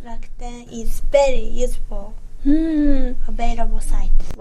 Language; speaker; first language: English; non-native, learner; Japanese